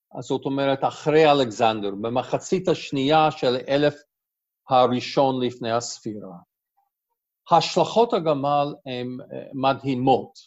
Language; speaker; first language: Hebrew; non-native, fluent; English